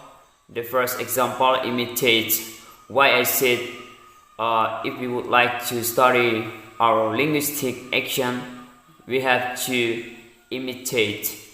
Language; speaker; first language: English; non-native, learner; Indonesian